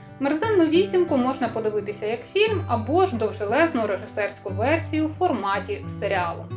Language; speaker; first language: Ukrainian; native; Ukrainian